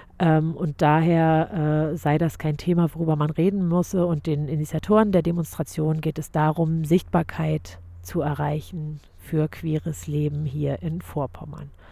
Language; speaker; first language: German; native; German